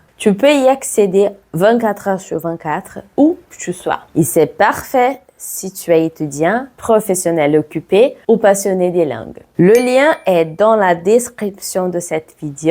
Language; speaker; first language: French; non-native, fluent; Portuguese